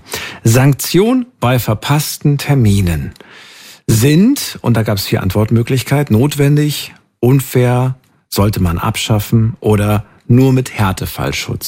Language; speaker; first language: German; native; German